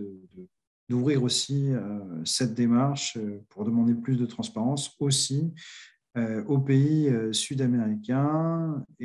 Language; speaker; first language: French; native; French